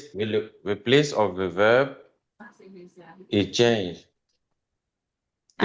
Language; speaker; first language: English; non-native, learner; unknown